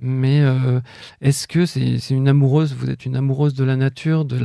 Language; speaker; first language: French; native; French